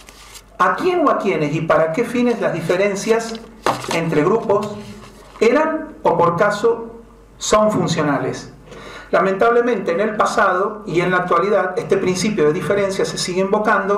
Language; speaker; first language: Spanish; native; Spanish